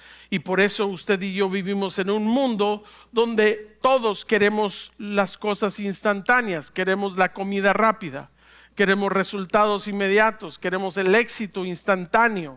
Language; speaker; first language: Spanish; native; Spanish